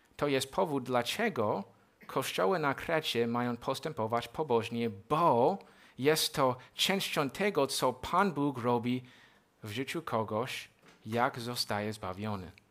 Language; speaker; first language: Polish; non-native, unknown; English